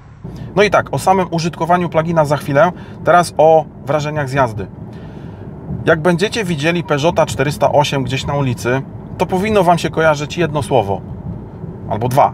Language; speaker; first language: Polish; native; Polish